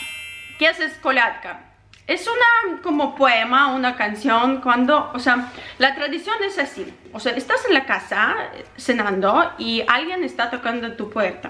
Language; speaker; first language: Spanish; non-native, fluent; Ukrainian